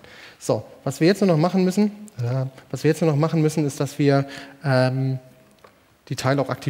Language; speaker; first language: German; native; German